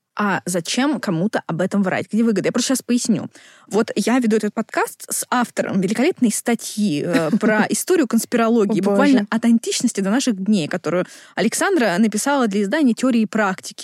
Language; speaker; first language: Russian; native; Russian